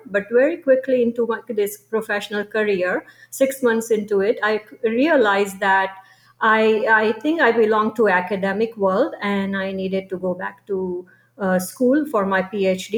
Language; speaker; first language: English; non-native, local second language; Gujarati